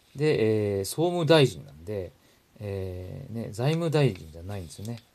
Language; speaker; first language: Japanese; native; Japanese